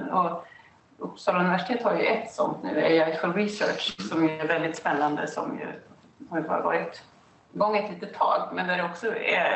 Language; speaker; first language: Swedish; native; Swedish